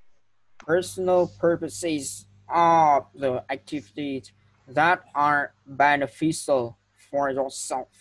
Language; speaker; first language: English; non-native, fluent; Vietnamese